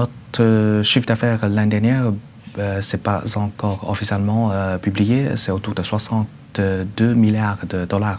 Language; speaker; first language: French; non-native, learner; Chinese